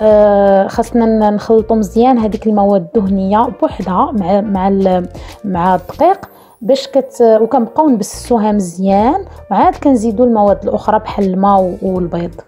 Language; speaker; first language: Arabic; native; Arabic